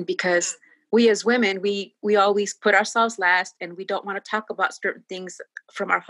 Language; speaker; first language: English; native; English